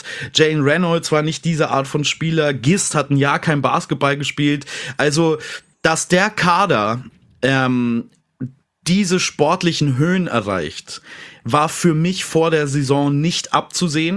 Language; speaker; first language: German; native; German